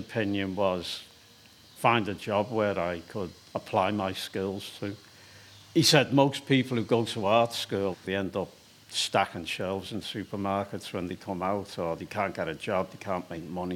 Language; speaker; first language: English; native; English